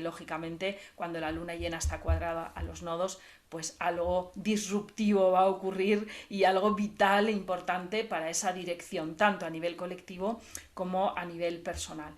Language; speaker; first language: Spanish; native; Spanish